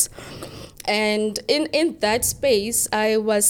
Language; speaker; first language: English; non-native, local second language; Southern Sotho